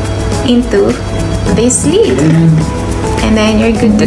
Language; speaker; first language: English; non-native, local second language; Filipino